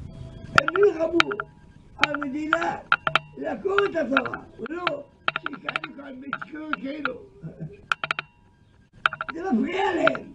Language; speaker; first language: Hebrew; non-native, fluent; Yiddish